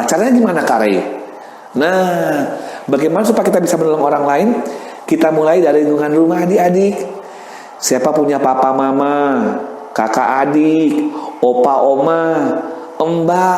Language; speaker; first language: Indonesian; native; Indonesian